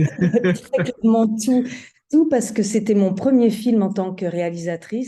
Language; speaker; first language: French; native; French